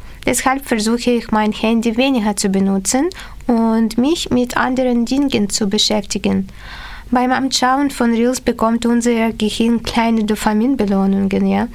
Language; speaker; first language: German; non-native, learner; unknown